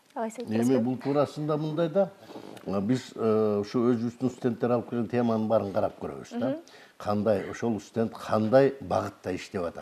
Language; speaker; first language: Kyrgyz; native; Kyrgyz